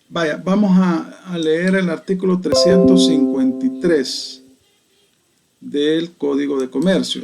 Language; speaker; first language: Spanish; native; Spanish